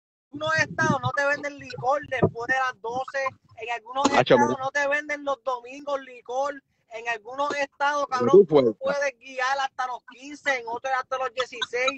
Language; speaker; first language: Spanish; native; Spanish